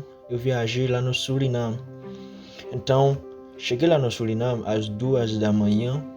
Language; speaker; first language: Portuguese; non-native, fluent; Haitian Creole